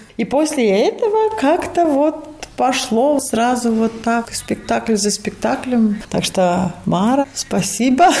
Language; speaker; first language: Russian; non-native, local second language; Latvian